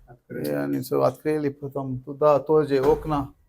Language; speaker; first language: Russian; non-native, learner; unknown